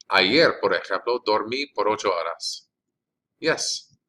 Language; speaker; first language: Spanish; non-native, fluent; English